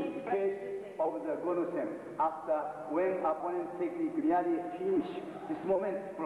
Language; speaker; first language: English; non-native, learner; Japanese